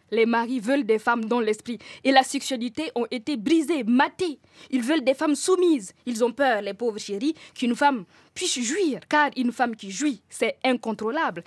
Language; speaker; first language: French; non-native, local second language; Mossi